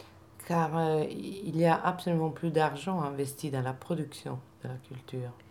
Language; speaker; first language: French; non-native, fluent; Italian